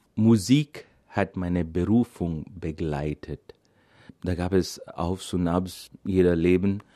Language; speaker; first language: German; non-native, fluent; Malayalam